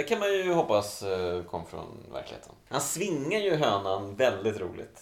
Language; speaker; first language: Swedish; native; Swedish